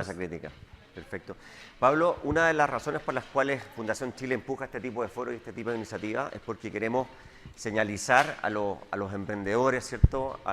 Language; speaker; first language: Spanish; native; Spanish